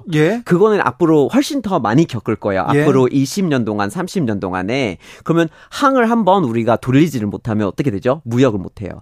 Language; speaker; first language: Korean; non-native, fluent; English